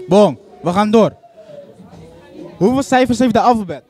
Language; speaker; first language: Dutch; native; Dutch